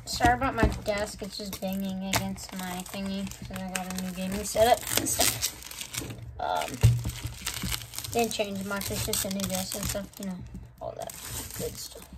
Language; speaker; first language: English; native; English